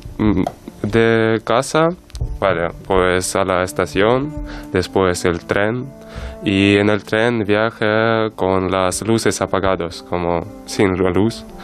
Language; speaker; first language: Spanish; non-native, learner; Ukrainian